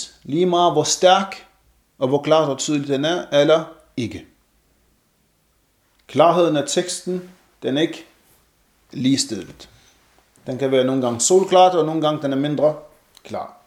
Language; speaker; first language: Danish; non-native, fluent; Arabic